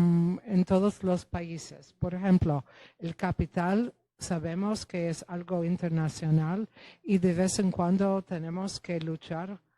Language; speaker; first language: Spanish; non-native, fluent; Polish